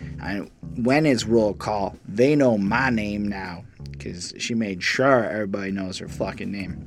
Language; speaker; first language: English; native; English